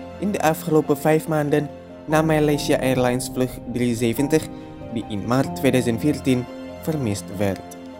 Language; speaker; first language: Dutch; non-native, fluent; Indonesian